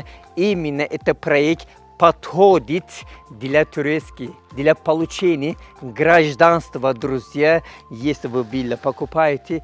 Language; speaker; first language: Russian; non-native, fluent; Turkish